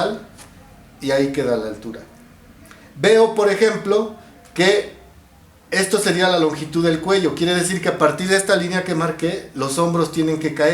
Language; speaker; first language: Spanish; native; Spanish